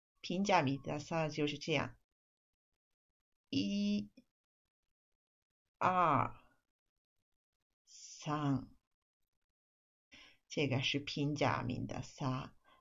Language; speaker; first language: Chinese; non-native, fluent; Japanese